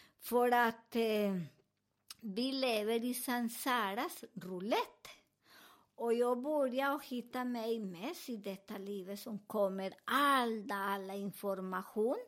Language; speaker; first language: Swedish; non-native, fluent; Spanish